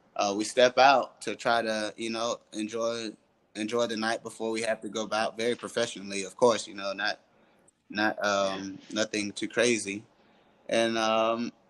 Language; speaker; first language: English; early bilingual, other home language; French